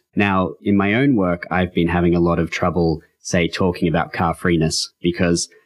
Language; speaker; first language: English; native; English